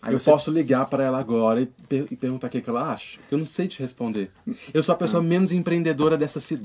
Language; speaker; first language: Portuguese; native; Portuguese